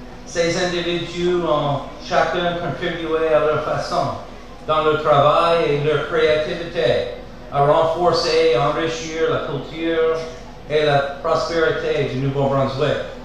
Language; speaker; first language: French; non-native, fluent; English